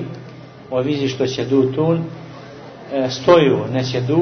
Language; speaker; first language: Serbian; early bilingual, heritage; Serbian